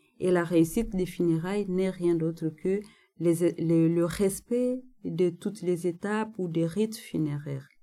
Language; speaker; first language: French; non-native, local second language; Nande